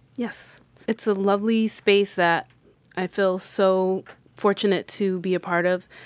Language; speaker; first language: English; native; English